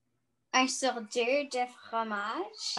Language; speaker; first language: French; non-native, local second language; English